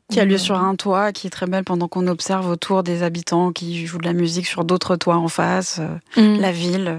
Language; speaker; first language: French; native; French